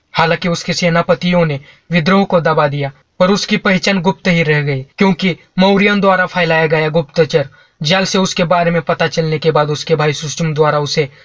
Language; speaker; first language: Hindi; non-native, local second language; Marathi